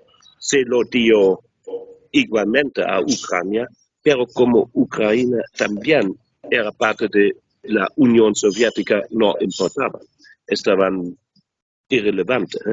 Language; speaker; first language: Spanish; non-native, learner; German